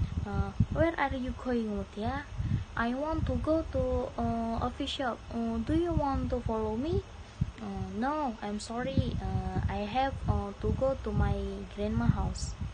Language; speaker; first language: English; non-native, learner; Indonesian